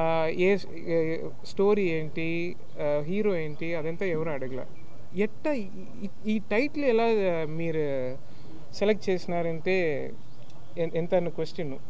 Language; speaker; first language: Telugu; non-native, learner; Tamil